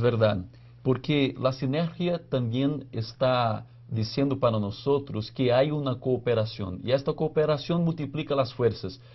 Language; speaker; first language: Spanish; non-native, fluent; Portuguese